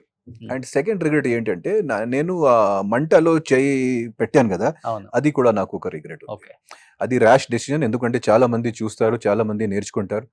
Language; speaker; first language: Telugu; non-native, fluent; Hindi